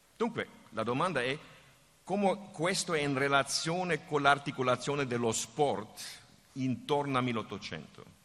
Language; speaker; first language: Italian; non-native, fluent; German